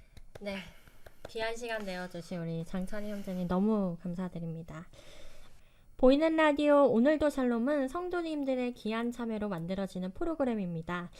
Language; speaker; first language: Korean; native; Korean